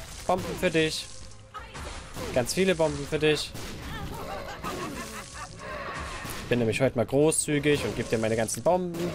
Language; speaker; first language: German; native; German